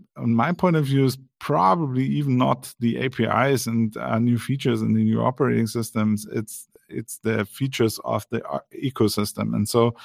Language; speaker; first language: English; non-native, fluent; German